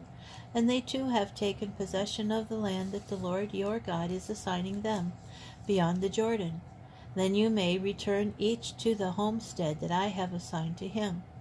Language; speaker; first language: English; native; English